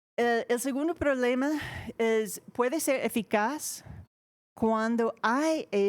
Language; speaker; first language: Spanish; non-native, fluent; English